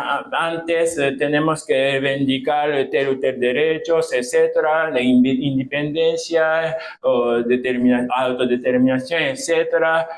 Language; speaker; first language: Spanish; non-native, fluent; Japanese